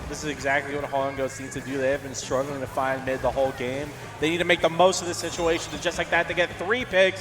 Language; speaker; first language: English; native; English